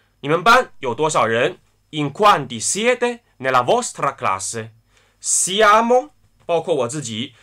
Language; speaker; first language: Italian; non-native, fluent; Chinese